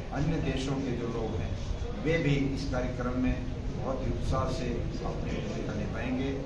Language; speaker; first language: Hindi; native; Hindi